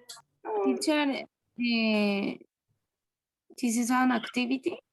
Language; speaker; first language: English; non-native, learner; Spanish